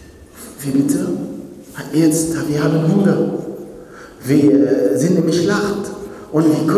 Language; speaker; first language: German; non-native, fluent; Arabic